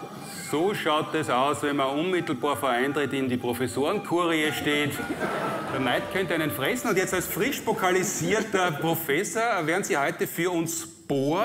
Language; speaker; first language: German; native; German